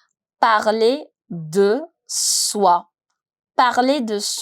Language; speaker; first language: French; non-native, fluent; Hindi